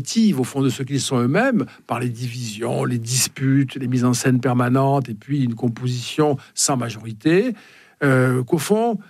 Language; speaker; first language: French; native; French